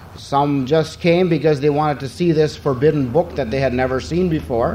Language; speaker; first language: English; native; English